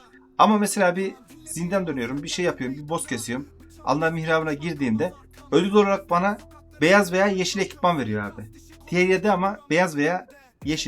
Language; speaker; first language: Turkish; native; Turkish